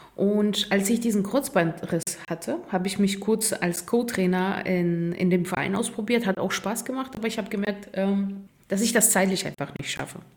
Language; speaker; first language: German; non-native, fluent; Russian